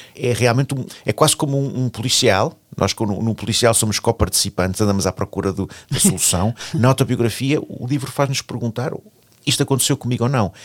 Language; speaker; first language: Portuguese; native; Portuguese